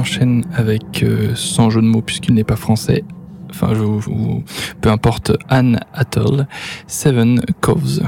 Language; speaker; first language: French; native; French